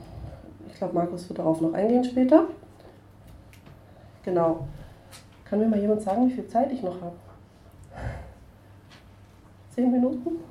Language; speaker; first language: German; native; German